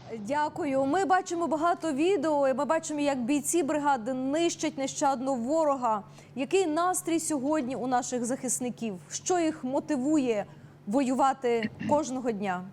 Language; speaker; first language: Ukrainian; native; Ukrainian